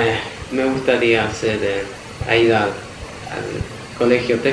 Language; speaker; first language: Spanish; early bilingual, heritage; Spanish